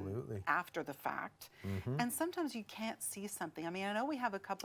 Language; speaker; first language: English; native; English